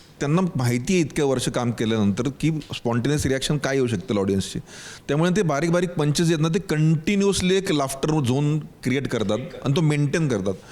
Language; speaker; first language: Marathi; native; Marathi